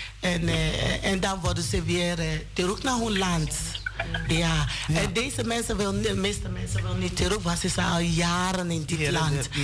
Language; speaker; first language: Dutch; non-native, learner; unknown